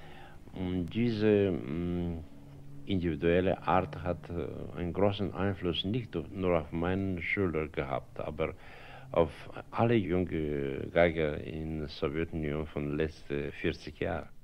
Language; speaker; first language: German; non-native, fluent; Russian